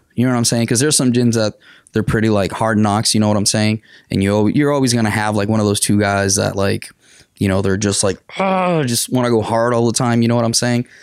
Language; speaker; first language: English; non-native, fluent; Spanish